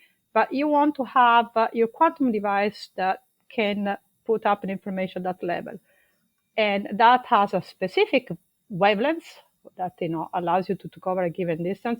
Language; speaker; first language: English; non-native, fluent; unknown